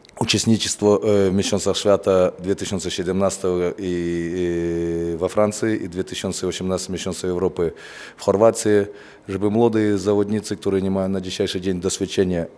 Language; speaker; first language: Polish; non-native, fluent; Russian